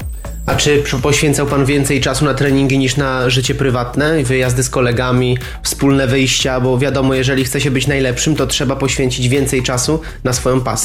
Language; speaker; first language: Polish; native; Polish